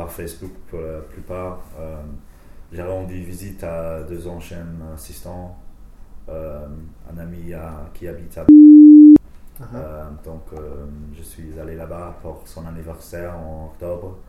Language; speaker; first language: French; non-native, fluent; English